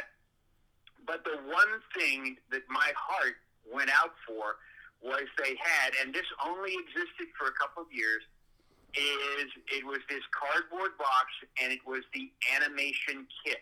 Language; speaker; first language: English; native; English